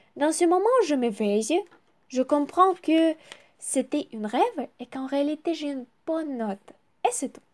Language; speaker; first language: French; non-native, learner; Ukrainian